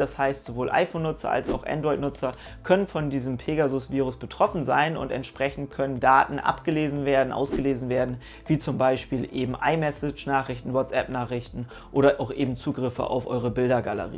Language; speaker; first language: German; native; German